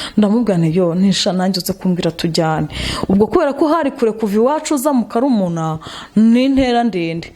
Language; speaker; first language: Kinyarwanda; native; Kinyarwanda